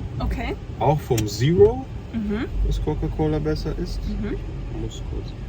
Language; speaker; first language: German; early bilingual, other home language; Turkish